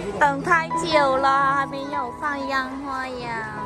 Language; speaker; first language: Chinese; non-native, learner; Vietnamese